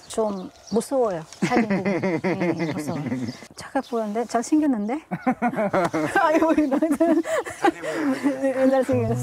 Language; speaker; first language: Korean; non-native, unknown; Filipino